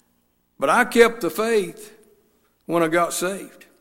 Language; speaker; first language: English; native; English